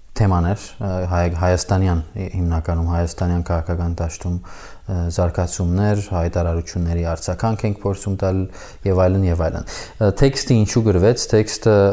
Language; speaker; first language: Armenian; native; Armenian